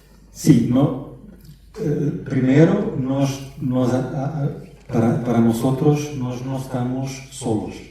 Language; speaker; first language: Spanish; non-native, fluent; Portuguese